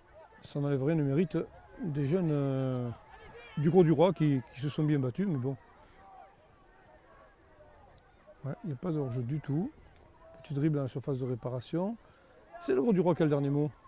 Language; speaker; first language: French; native; French